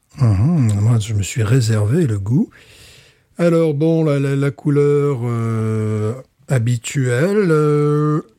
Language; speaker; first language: French; native; French